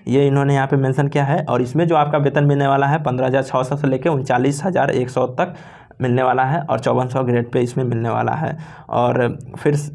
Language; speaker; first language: Hindi; native; Hindi